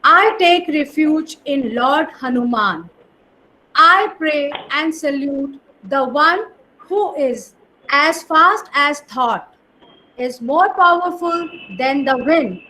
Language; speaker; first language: English; non-native, local second language; Hindi